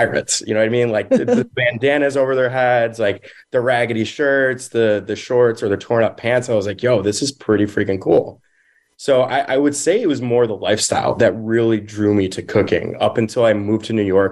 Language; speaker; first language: English; native; English